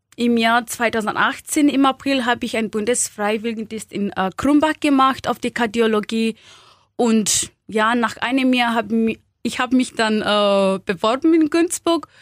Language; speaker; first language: German; non-native, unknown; Swahili